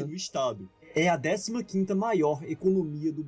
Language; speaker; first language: Portuguese; native; Portuguese